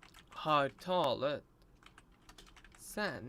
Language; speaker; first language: Swedish; non-native, learner; Russian